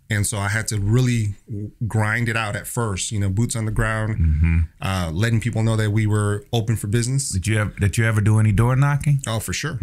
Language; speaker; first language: English; native; English